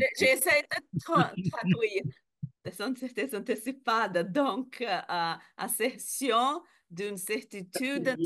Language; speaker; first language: French; non-native, learner; Spanish